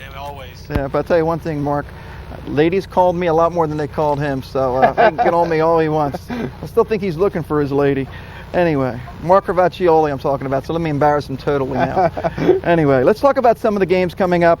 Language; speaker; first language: English; native; English